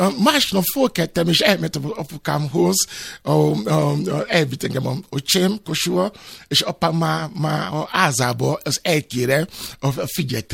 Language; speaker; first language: Hungarian; non-native, fluent; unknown